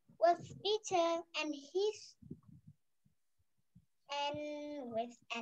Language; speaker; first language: English; non-native, learner; Vietnamese